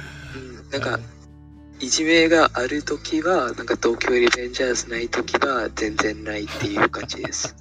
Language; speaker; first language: Japanese; non-native, fluent; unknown